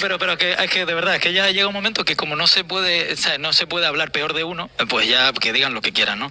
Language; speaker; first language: Spanish; native; Spanish